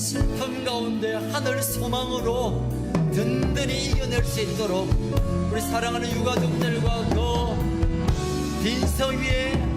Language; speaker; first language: Korean; native; Korean